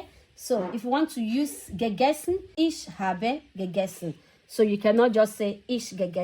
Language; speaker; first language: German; non-native, fluent; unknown